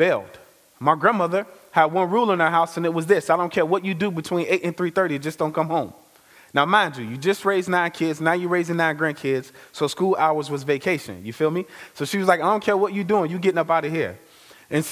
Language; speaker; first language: English; native; English